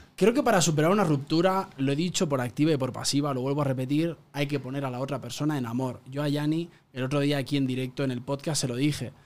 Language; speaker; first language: Spanish; native; Spanish